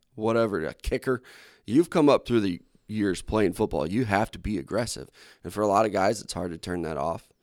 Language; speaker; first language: English; native; English